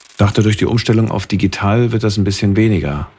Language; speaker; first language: German; native; German